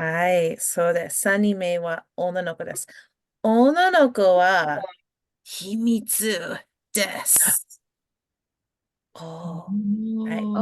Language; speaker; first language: Japanese; non-native, fluent; English